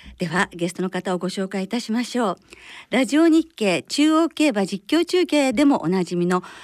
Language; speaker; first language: Japanese; native; Japanese